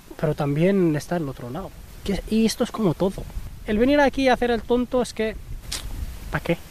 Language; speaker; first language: Spanish; early bilingual, other home language; Arabic